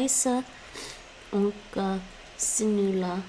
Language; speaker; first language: Finnish; non-native, learner; English